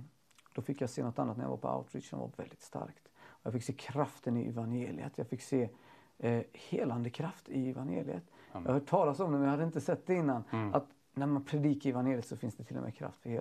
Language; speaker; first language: Swedish; native; Swedish